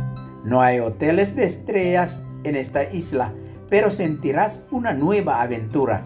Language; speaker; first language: Spanish; non-native, fluent; Indonesian